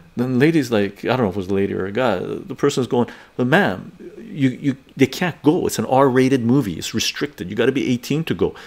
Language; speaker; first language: English; early bilingual, other home language; Persian